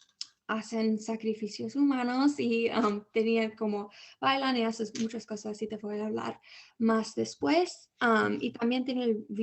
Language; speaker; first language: Spanish; early bilingual, heritage; Spanish